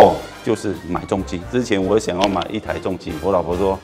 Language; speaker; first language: Chinese; native; Chinese